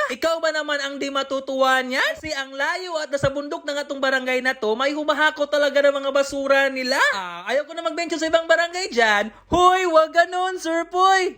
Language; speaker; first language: Filipino; non-native, local second language; Cebuano